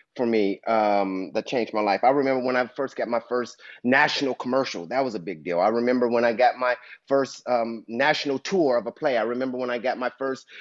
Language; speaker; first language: English; native; English